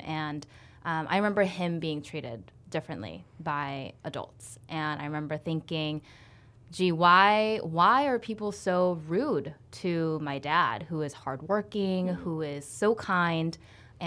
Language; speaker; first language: English; early bilingual, other home language; Korean